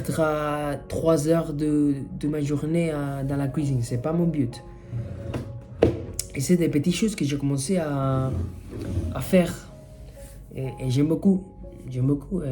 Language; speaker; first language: French; non-native, fluent; Spanish